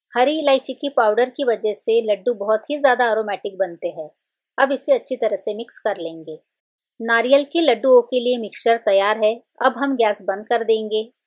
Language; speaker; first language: Hindi; non-native, local second language; Marathi